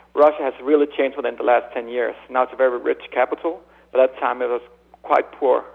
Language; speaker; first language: English; non-native, fluent; Danish